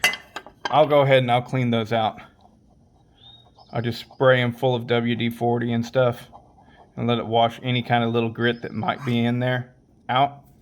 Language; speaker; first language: English; native; English